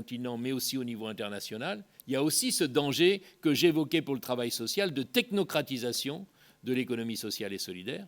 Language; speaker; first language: French; native; French